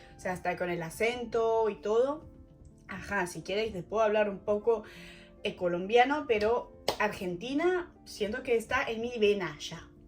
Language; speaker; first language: Spanish; non-native, fluent; French